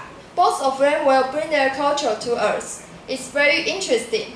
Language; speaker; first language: English; non-native, learner; Chinese